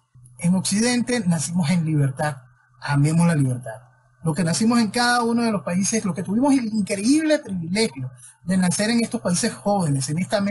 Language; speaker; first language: Spanish; native; Spanish